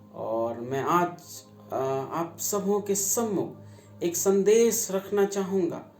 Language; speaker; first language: Hindi; native; Hindi